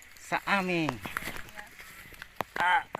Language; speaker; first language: Filipino; non-native, local second language; Bikol